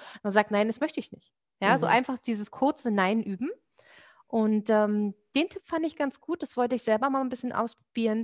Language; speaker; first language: German; native; German